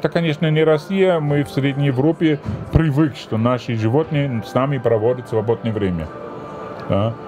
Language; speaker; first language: Russian; non-native, fluent; German